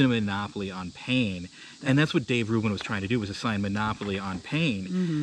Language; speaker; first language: English; native; English